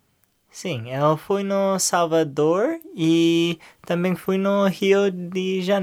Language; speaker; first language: Portuguese; non-native, learner; English